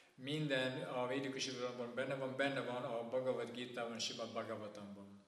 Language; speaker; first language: Hungarian; native; Hungarian